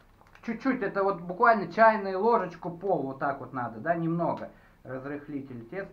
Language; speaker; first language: Russian; native; Russian